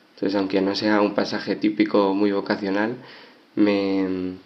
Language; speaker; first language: Spanish; native; Spanish